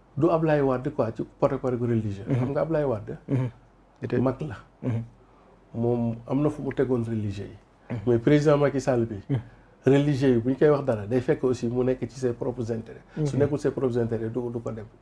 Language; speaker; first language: Wolof; non-native, local second language; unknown